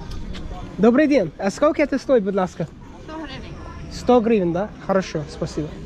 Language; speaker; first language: Russian; non-native, learner; English